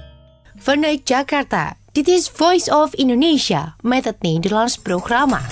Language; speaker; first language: Dutch; non-native, learner; Indonesian